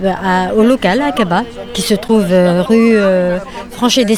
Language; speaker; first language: French; native; French